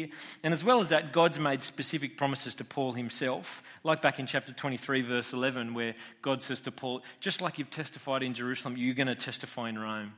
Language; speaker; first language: English; native; English